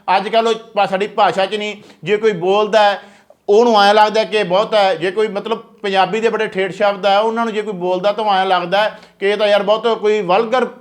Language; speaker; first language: Punjabi; native; Punjabi